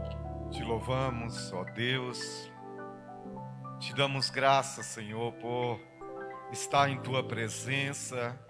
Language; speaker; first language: Portuguese; native; Portuguese